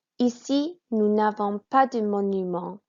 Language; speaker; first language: French; non-native, fluent; English